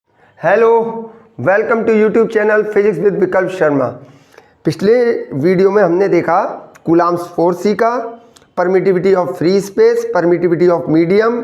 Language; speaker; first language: Hindi; native; Hindi